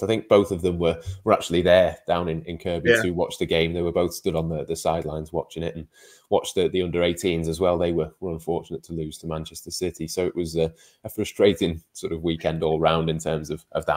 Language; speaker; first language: English; native; English